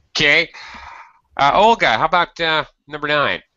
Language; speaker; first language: English; native; English